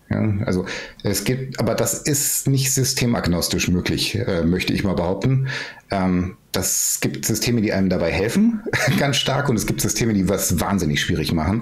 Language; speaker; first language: German; native; German